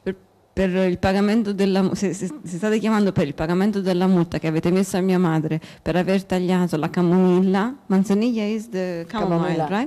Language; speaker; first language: Italian; native; Italian